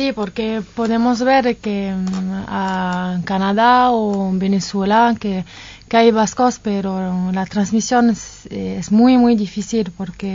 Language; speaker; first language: Spanish; non-native, fluent; French